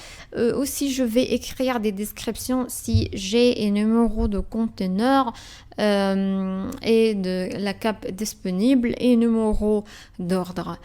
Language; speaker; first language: French; non-native, fluent; Arabic